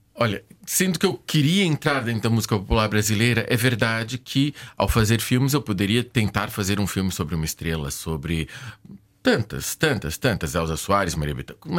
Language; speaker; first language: Portuguese; native; Portuguese